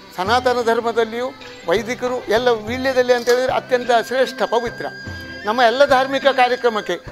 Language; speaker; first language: Kannada; non-native, local second language; Tulu